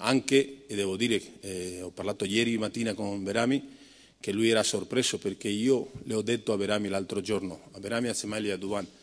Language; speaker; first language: Italian; non-native, fluent; Spanish